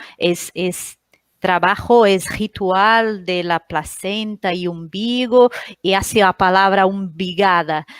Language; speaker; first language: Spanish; non-native, learner; Portuguese